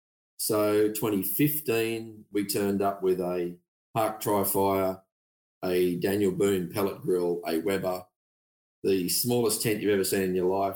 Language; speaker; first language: English; native; English